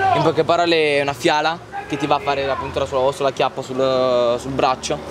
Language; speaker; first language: Italian; native; Italian